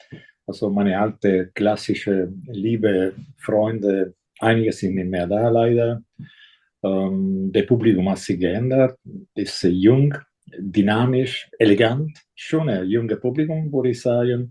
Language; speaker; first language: German; non-native, fluent; Italian